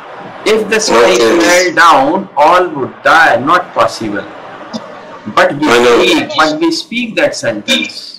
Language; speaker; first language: English; non-native, local second language; Hindi